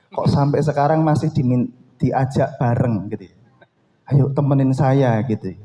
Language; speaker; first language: Indonesian; non-native, local second language; Javanese